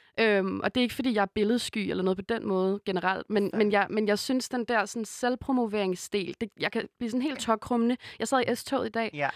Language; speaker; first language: Danish; native; Danish